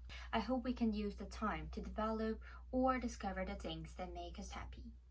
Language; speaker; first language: English; non-native, learner; Korean